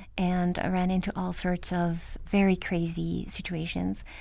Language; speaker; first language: English; early bilingual, other home language; Norwegian